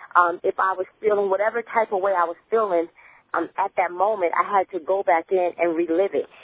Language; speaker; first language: English; native; English